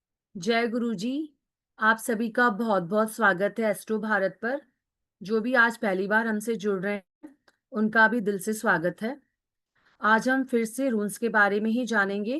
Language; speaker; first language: Hindi; native; Hindi